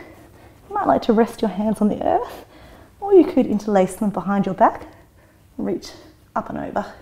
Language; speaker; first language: English; native; English